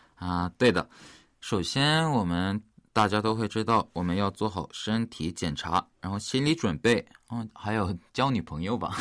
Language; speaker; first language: Chinese; early bilingual, other home language; Korean